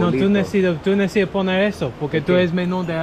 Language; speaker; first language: Spanish; non-native, learner; English